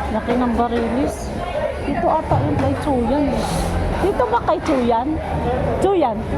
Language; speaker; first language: Filipino; non-native, local second language; Cebuano